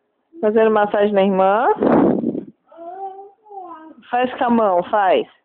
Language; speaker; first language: Portuguese; native; Portuguese